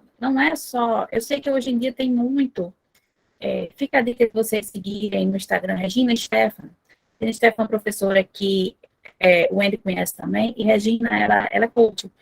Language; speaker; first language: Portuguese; native; Portuguese